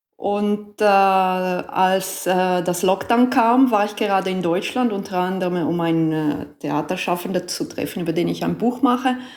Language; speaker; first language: German; non-native, local second language; Italian